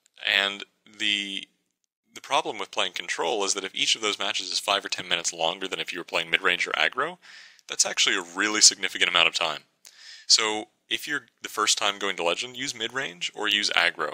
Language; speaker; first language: English; native; English